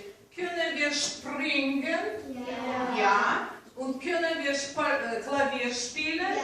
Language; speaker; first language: German; non-native, fluent; Russian